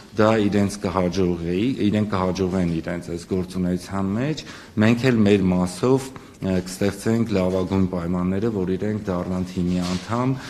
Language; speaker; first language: Armenian; native; Armenian